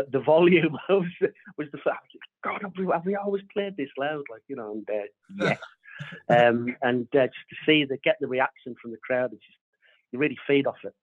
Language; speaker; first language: English; native; English